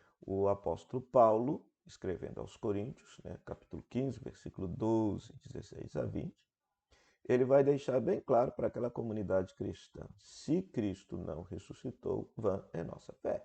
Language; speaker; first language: Portuguese; native; Portuguese